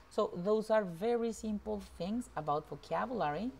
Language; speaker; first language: English; non-native, fluent; Spanish